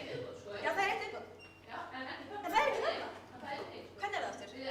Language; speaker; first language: Icelandic; native; Icelandic